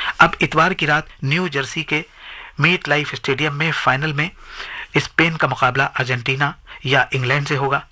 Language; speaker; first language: Urdu; native; Urdu